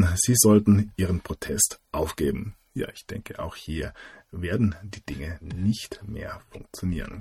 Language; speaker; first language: German; native; German